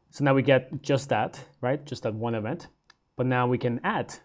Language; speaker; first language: English; native; English